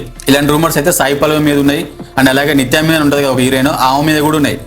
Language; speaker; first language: Telugu; native; Telugu